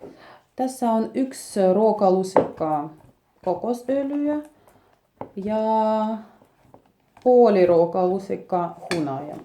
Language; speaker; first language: Finnish; non-native, learner; Russian